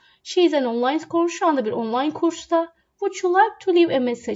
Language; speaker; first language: English; non-native, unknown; Turkish